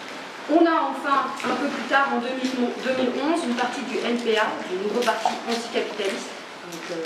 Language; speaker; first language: French; native; French